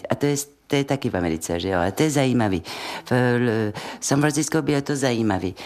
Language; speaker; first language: Czech; non-native, fluent; French